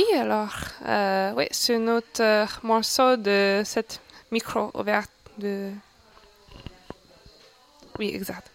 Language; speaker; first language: French; non-native, learner; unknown